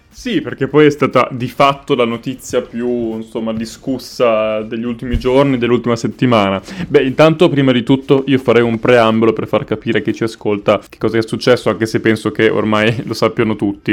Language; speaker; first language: Italian; native; Italian